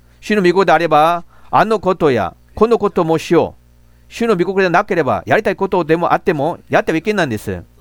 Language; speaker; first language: Japanese; non-native, fluent; Korean